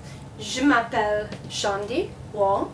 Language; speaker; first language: French; non-native, fluent; English